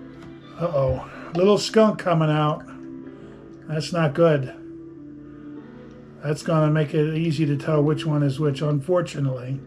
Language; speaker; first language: English; native; English